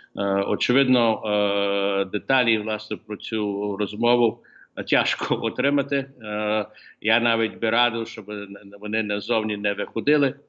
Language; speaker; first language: Ukrainian; early bilingual, heritage; Ukrainian